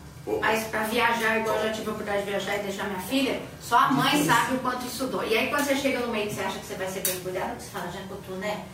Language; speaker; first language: Portuguese; native; Portuguese